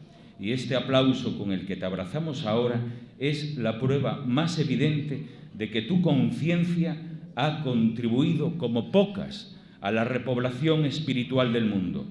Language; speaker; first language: Spanish; native; Spanish